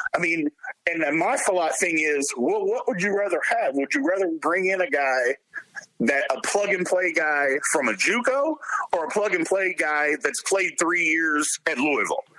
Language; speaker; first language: English; native; English